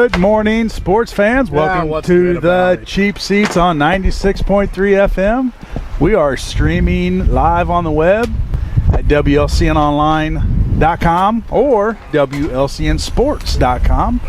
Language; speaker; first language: English; native; English